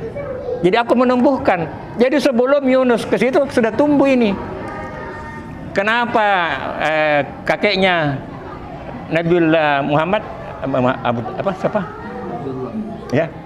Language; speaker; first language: Indonesian; native; Indonesian